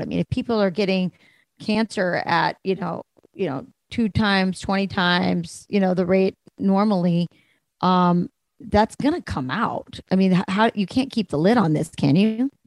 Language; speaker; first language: English; native; English